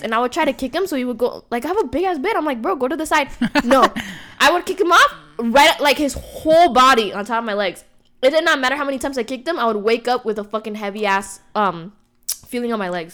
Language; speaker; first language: English; early bilingual, other home language; Spanish